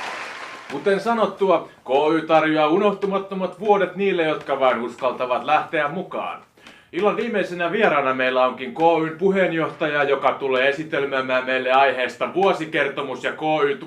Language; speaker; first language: Finnish; native; Finnish